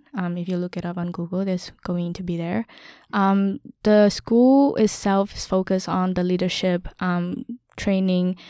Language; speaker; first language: English; non-native, fluent; Vietnamese